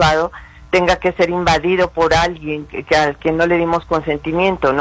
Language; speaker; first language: Spanish; native; Spanish